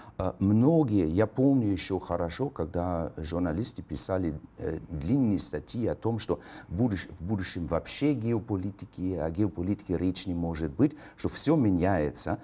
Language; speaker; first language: Russian; non-native, fluent; German